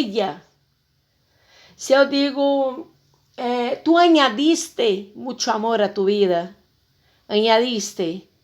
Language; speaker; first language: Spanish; non-native, fluent; Portuguese